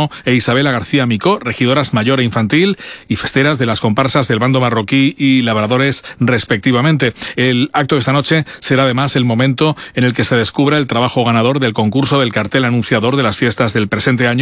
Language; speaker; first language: Spanish; native; Spanish